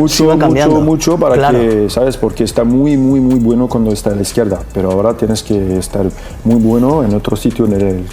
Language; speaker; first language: Spanish; non-native, fluent; French